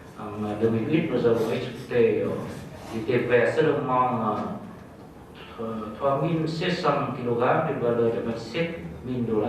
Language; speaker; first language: French; non-native, fluent; Vietnamese